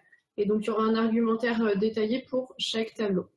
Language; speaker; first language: French; native; French